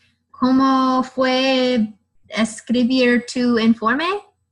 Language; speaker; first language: Spanish; non-native, learner; English